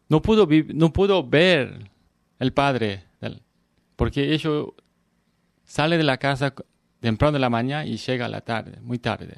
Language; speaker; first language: Spanish; non-native, learner; Korean